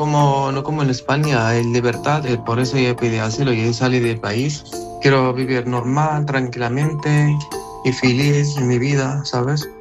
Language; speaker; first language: Spanish; non-native, learner; Arabic